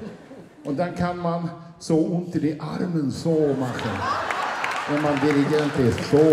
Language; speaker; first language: German; non-native, learner; Swedish